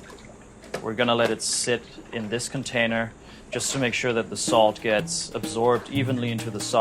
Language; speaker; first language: English; native; English